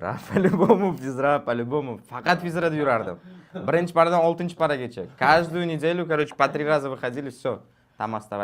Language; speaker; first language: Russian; non-native, local second language; Uzbek